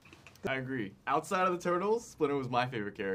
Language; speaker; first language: English; native; English